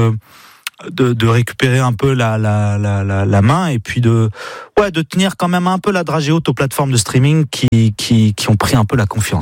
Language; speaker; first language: French; native; French